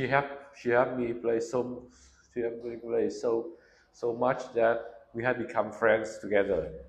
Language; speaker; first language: English; non-native, learner; Vietnamese